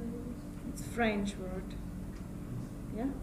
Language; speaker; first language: English; non-native, fluent; Russian